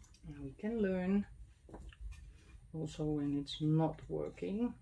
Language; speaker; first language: English; non-native, fluent; Dutch